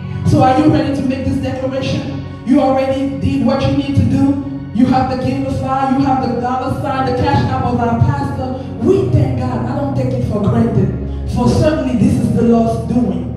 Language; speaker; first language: English; native; English